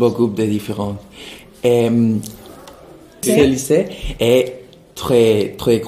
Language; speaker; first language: French; non-native, learner; Spanish